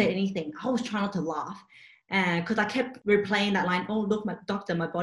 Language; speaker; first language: English; non-native, local second language; Cantonese